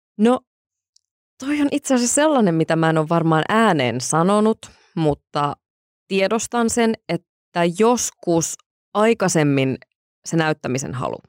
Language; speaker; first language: Finnish; native; Finnish